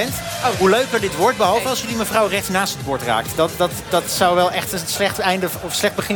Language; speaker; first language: Dutch; native; Dutch